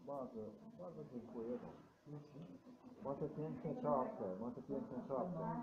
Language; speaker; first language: Polish; non-native, learner; Croatian